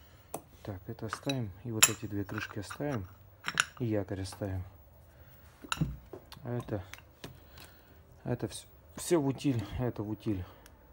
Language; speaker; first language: Russian; native; Russian